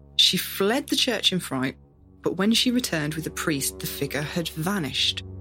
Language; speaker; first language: English; native; English